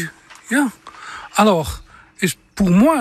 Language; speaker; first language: French; non-native, learner; Dutch